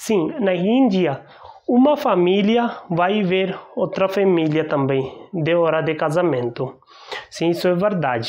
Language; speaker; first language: Portuguese; non-native, learner; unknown